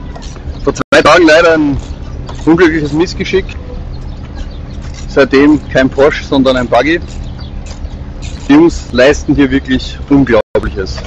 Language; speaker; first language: German; native; German